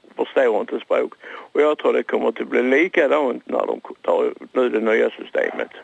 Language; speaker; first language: Swedish; native; Swedish